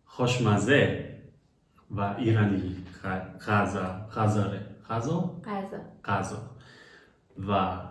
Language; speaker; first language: Persian; non-native, learner; German